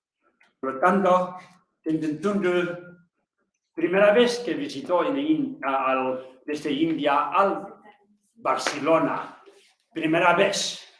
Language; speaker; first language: Spanish; non-native, learner; Tibetan